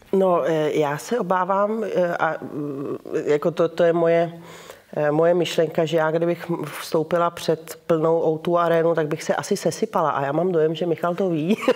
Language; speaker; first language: Czech; early bilingual, heritage; Czech